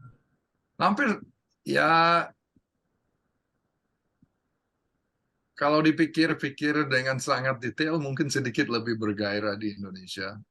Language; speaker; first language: Indonesian; non-native, fluent; English